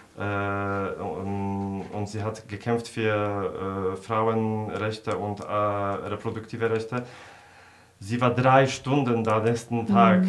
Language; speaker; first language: German; non-native, fluent; Polish